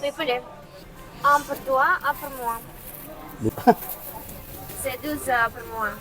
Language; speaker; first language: French; non-native, learner; Russian